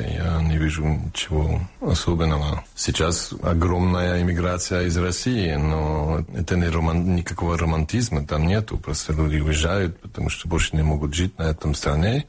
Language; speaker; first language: Russian; non-native, fluent; English